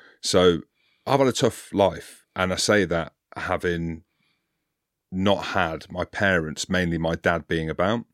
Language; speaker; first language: English; native; English